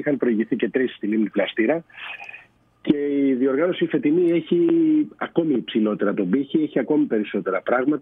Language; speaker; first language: Greek; native; Greek